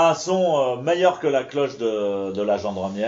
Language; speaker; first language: French; native; French